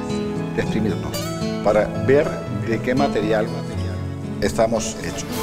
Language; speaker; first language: Spanish; native; Spanish